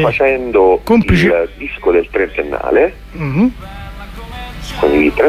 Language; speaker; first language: Italian; native; Italian